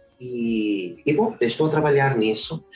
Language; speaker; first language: Portuguese; early bilingual, heritage; Spanish